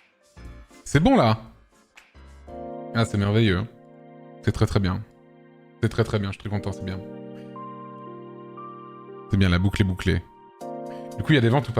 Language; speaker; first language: French; native; French